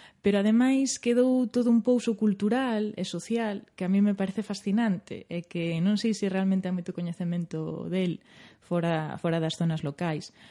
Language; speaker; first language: Galician; native; Galician